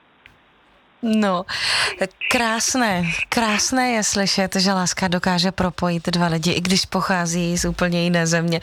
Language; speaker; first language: Czech; native; Czech